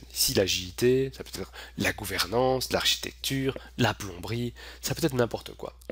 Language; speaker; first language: French; native; French